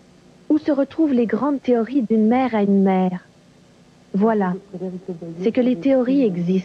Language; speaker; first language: French; native; French